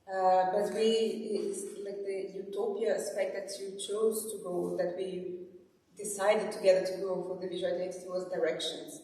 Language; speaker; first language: English; non-native, fluent; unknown